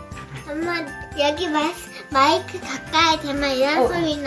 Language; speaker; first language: Korean; native; Korean